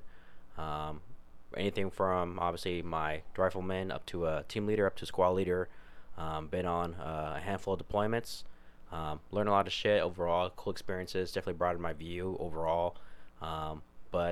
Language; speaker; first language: English; native; English